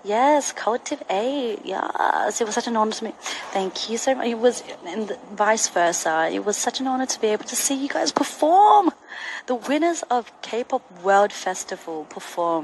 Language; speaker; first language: English; early bilingual, other home language; Korean